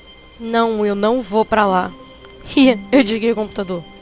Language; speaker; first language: Portuguese; native; Portuguese